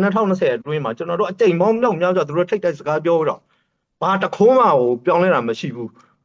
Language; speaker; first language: Burmese; non-native, local second language; S'gaw Karen